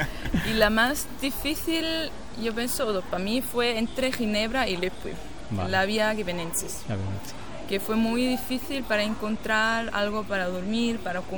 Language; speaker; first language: Spanish; non-native, fluent; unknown